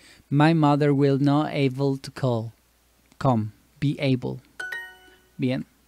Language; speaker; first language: English; non-native, learner; Spanish